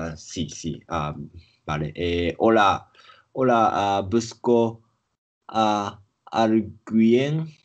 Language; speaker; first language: Spanish; non-native, learner; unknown